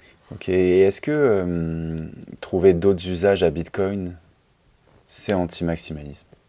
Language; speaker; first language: French; native; French